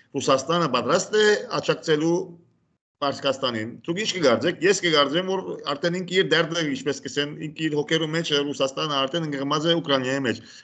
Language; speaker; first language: Armenian; native; Armenian